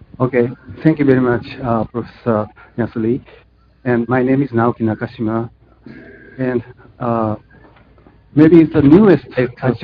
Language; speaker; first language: English; non-native, fluent; Japanese